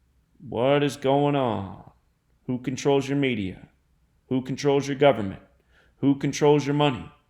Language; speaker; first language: English; native; English